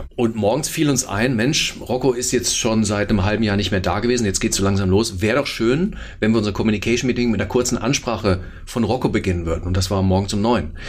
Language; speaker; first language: German; native; German